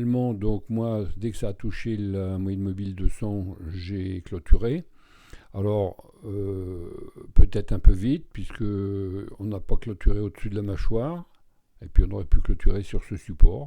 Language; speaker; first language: French; native; French